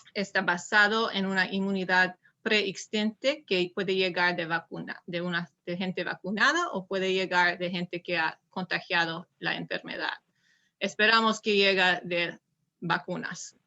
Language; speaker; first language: Spanish; non-native, learner; English